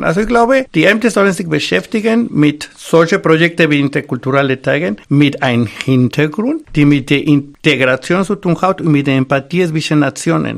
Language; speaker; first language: German; non-native, fluent; Spanish